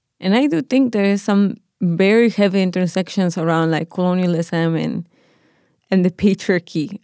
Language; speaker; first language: English; non-native, fluent; Spanish